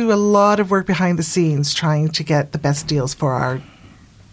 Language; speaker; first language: English; native; English